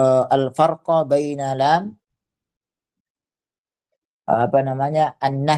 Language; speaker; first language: Arabic; non-native, fluent; Indonesian